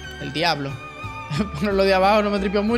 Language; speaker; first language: Spanish; native; Spanish